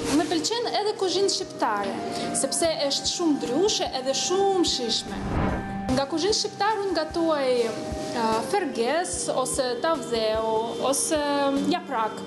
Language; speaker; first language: Albanian; non-native, learner; Russian